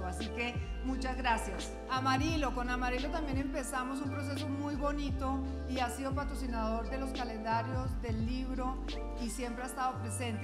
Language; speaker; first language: Spanish; native; Spanish